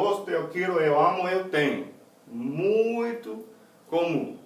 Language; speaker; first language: Portuguese; non-native, fluent; English